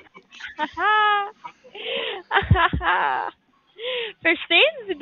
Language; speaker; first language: German; non-native, learner; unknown